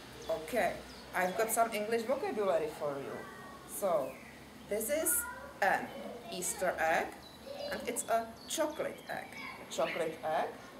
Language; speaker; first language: English; non-native, fluent; Czech